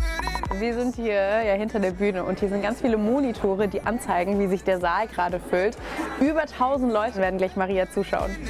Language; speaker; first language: German; native; German